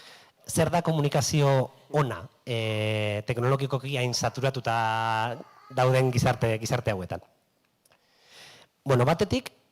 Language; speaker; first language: Basque; native; Basque